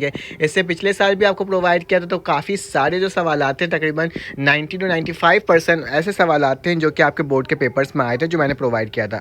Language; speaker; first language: Urdu; native; Urdu